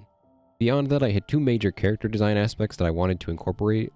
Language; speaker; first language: English; native; English